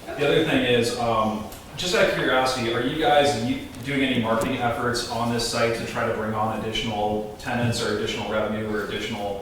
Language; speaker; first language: English; native; English